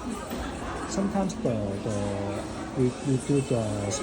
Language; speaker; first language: English; non-native, learner; Cantonese